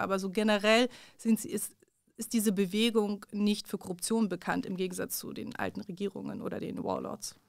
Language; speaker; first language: German; early bilingual, other home language; Persian